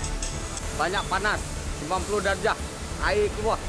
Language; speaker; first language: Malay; non-native, learner; Bangla